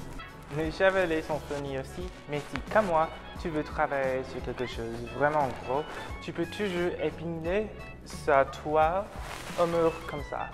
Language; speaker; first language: French; non-native, learner; English